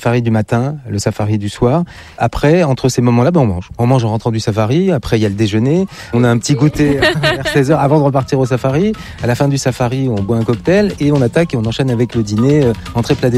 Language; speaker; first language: French; native; French